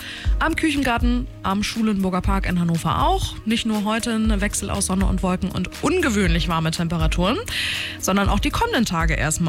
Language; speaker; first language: German; native; German